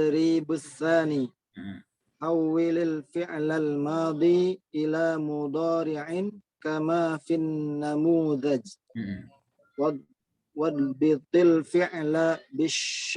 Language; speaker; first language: Arabic; non-native, learner; Indonesian